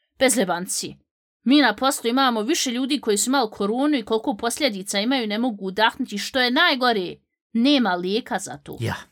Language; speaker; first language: Bosnian; native; Bosnian